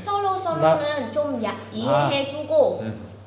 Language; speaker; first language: Korean; non-native, learner; Vietnamese